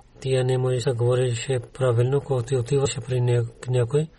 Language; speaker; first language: Bulgarian; non-native, learner; Urdu